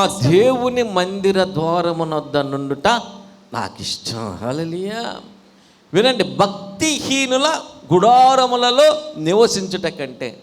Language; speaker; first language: Telugu; native; Telugu